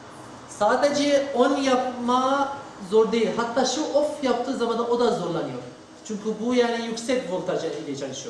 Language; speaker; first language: Turkish; non-native, learner; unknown